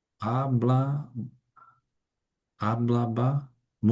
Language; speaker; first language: Spanish; non-native, learner; English